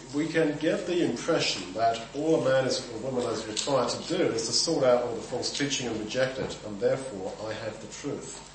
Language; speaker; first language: English; native; English